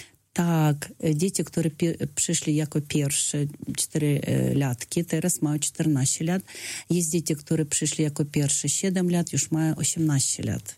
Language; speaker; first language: Polish; non-native, learner; Ukrainian